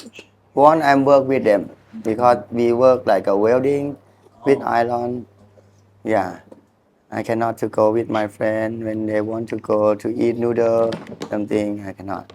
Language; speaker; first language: English; non-native, learner; Thai